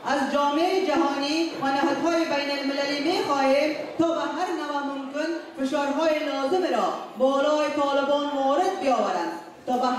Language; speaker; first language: Persian; non-native, local second language; Uzbek